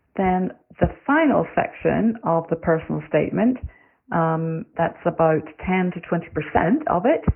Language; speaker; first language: English; native; English